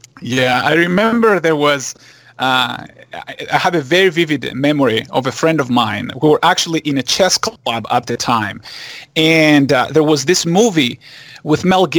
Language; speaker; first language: English; non-native, fluent; Greek